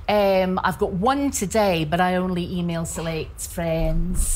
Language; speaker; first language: English; native; English